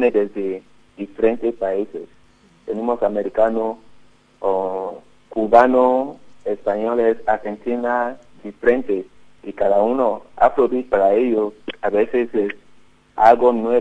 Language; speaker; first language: Spanish; non-native, learner; Yoruba